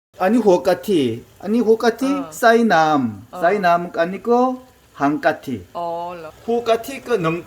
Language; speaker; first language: Thai; non-native, learner; Korean